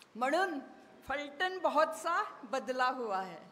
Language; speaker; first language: Hindi; non-native, local second language; Marathi